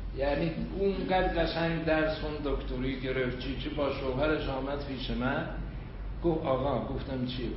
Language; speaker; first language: Persian; non-native, local second language; Azerbaijani